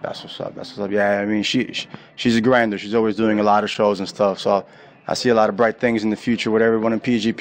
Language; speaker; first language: English; early bilingual, other home language; Spanish